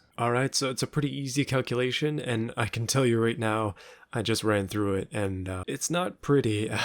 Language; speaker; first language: English; native; English